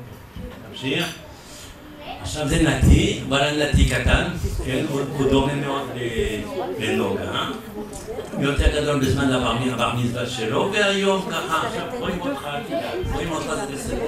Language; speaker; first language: Hebrew; non-native, fluent; French